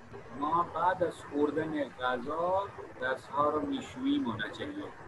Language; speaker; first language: Persian; non-native, fluent; Urdu